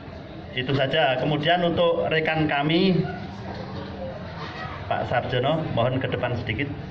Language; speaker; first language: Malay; non-native, local second language; Javanese